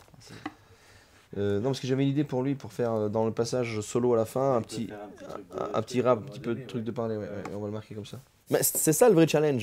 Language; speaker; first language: French; native; French